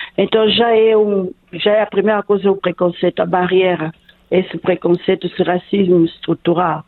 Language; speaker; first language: Portuguese; non-native, fluent; Lingala